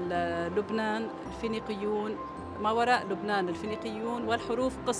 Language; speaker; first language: Arabic; native; Arabic